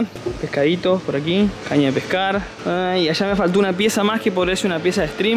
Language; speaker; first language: Spanish; native; Spanish